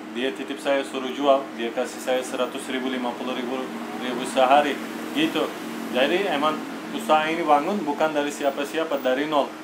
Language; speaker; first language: Indonesian; non-native, fluent; Turkish